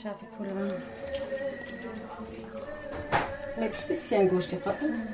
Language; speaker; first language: German; non-native, learner; Kurdish